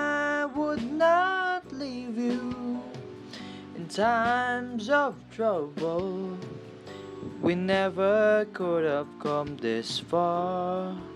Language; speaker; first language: English; non-native, local second language; Filipino